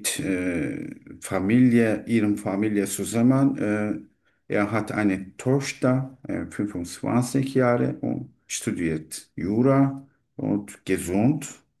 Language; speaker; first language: German; non-native, learner; Turkish